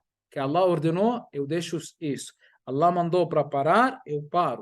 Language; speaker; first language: Portuguese; non-native, fluent; Arabic